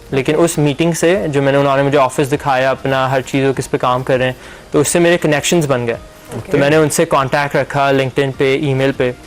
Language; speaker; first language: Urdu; native; Urdu